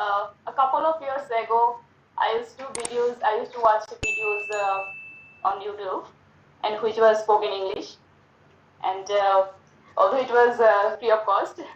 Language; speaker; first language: English; non-native, learner; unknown